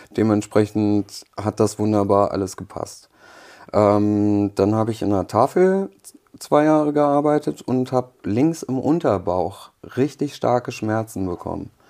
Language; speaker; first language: German; early bilingual, other home language; Polish